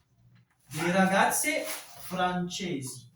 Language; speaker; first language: Italian; non-native, fluent; French